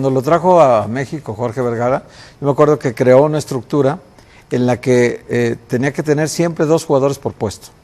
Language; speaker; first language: Spanish; native; Spanish